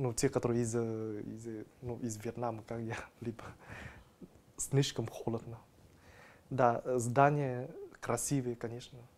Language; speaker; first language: Russian; non-native, fluent; Vietnamese